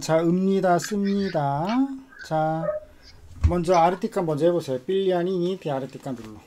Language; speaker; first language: Korean; native; Korean